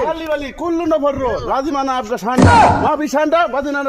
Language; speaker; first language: Arabic; non-native, learner; Bangla